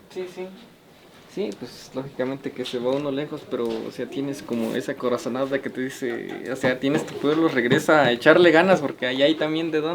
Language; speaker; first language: Spanish; native; Spanish